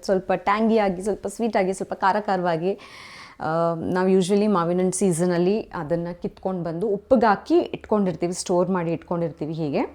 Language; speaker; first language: Kannada; non-native, local second language; Kodava